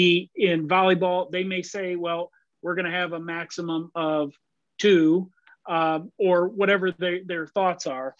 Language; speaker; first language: English; native; English